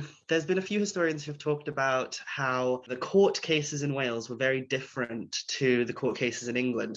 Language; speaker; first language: English; native; English